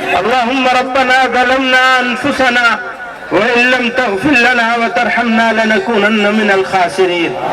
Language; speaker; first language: Urdu; native; Urdu